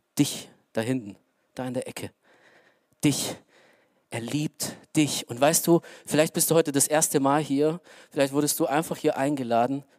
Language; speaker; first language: German; early bilingual, other home language; Romanian